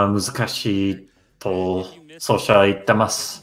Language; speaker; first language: Japanese; non-native, learner; English